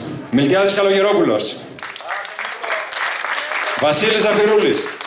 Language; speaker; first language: Greek; native; Greek